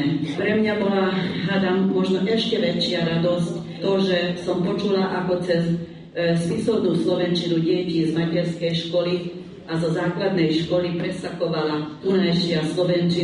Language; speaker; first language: Slovak; early bilingual, heritage; Slovak